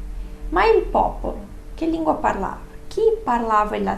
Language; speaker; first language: Italian; non-native, fluent; Portuguese